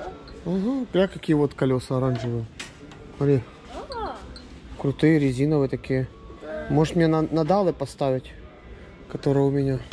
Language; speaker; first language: Russian; native; Russian